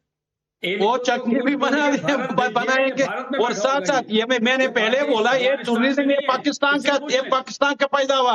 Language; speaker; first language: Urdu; non-native, learner; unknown